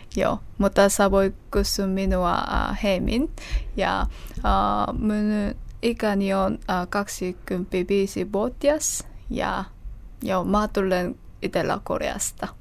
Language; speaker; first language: Finnish; non-native, learner; Korean